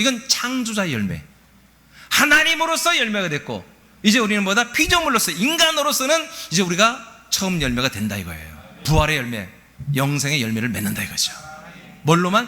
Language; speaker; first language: Korean; native; Korean